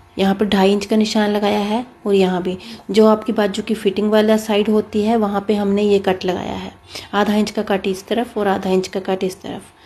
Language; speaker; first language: Hindi; native; Hindi